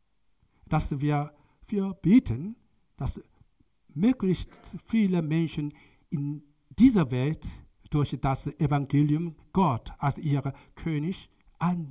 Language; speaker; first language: German; non-native, learner; Korean